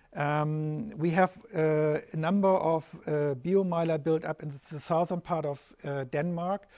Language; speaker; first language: English; non-native, fluent; German